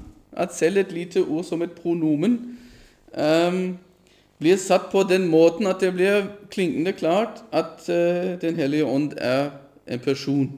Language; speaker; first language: Norwegian; non-native, fluent; German